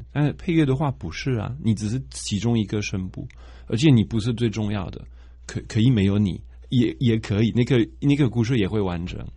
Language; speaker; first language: Chinese; non-native, fluent; French